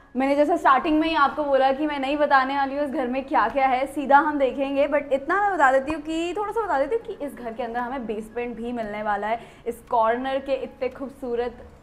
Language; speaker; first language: Hindi; native; Hindi